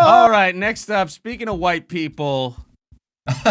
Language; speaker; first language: English; native; English